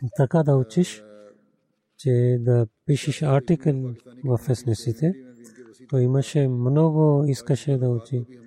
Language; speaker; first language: Bulgarian; non-native, learner; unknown